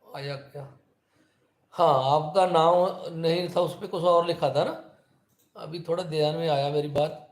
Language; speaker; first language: Hindi; native; Hindi